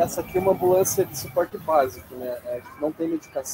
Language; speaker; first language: Portuguese; native; Portuguese